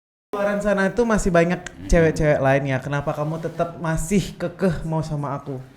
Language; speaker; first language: Indonesian; native; Indonesian